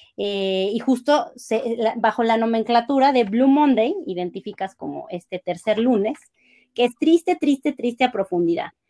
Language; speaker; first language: Spanish; native; Spanish